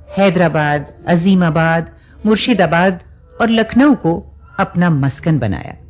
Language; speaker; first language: Urdu; native; Urdu